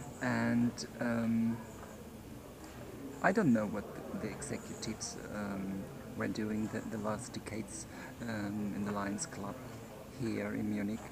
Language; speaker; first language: English; non-native, fluent; German